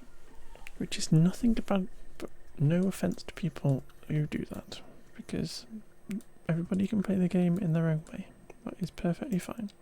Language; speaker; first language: English; native; English